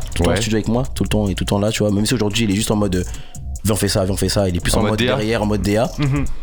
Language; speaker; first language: French; native; French